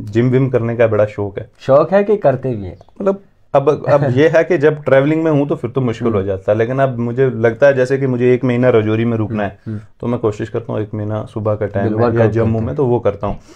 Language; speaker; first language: Hindi; native; Hindi